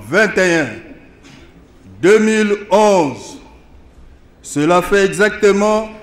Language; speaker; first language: French; non-native, local second language; Lingala